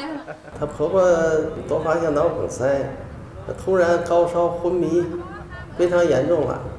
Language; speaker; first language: Chinese; native; Chinese